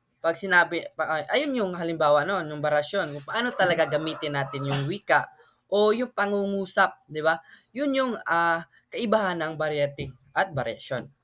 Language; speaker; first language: Filipino; non-native, local second language; Cebuano